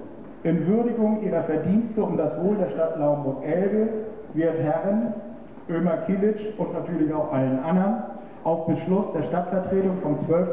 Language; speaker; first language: German; native; German